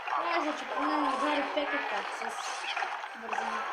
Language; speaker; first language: Bulgarian; native; Bulgarian